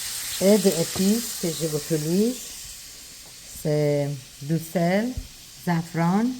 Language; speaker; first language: French; non-native, learner; Persian